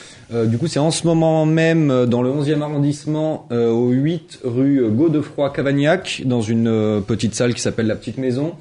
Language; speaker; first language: French; native; French